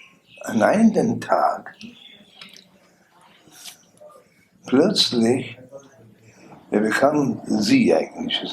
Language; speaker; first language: German; non-native, learner; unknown